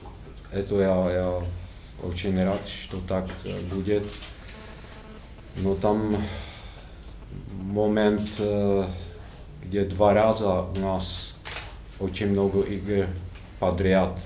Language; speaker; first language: Russian; non-native, fluent; Czech